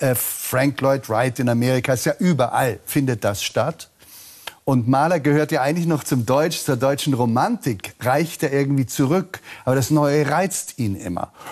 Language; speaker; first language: German; native; German